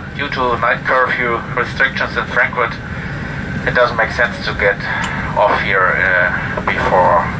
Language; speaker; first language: English; non-native, fluent; German